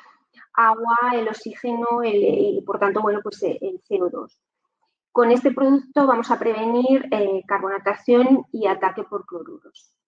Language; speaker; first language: Spanish; native; Spanish